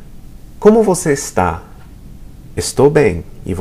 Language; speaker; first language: Portuguese; non-native, fluent; English